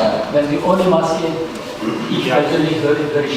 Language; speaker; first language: German; non-native, fluent; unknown